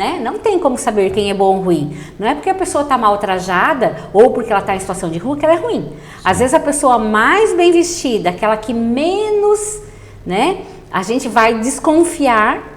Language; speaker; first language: Portuguese; native; Portuguese